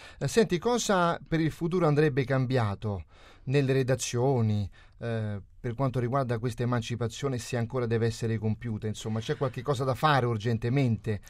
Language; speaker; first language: Italian; native; Italian